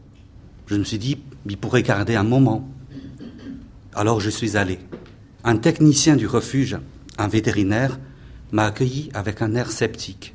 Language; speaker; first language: French; non-native, fluent; Chinese